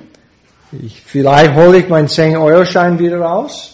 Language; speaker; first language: German; non-native, fluent; English